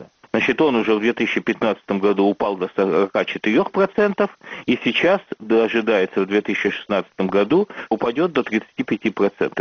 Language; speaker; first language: Russian; native; Russian